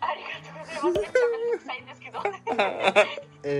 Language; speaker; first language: Japanese; non-native, fluent; French